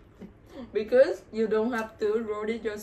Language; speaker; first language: English; non-native, learner; Vietnamese